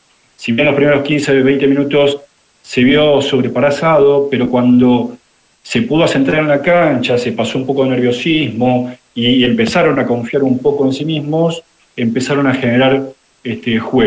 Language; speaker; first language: Spanish; native; Spanish